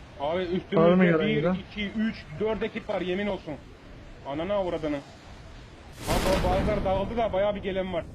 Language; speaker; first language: Turkish; native; Turkish